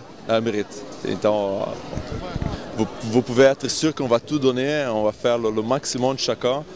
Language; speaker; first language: French; non-native, fluent; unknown